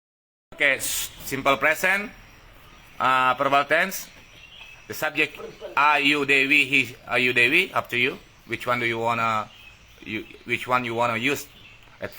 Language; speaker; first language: English; non-native, learner; Indonesian